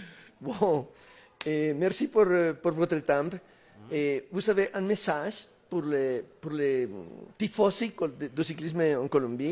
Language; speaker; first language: French; non-native, learner; Spanish